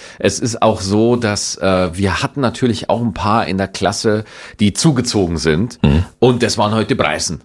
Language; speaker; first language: German; native; German